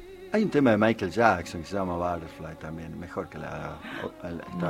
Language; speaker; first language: Spanish; native; Spanish